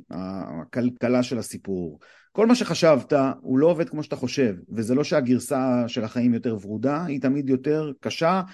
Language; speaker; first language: Hebrew; native; Hebrew